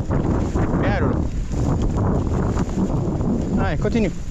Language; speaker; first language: French; native; French